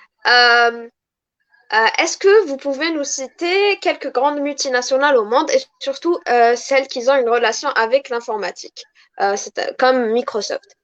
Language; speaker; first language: French; non-native, local second language; Arabic